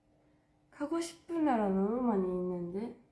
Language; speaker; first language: Korean; non-native, fluent; Japanese